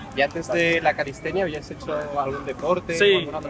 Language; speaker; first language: Spanish; native; Spanish